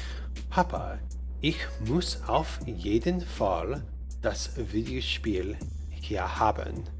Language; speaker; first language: German; non-native, learner; English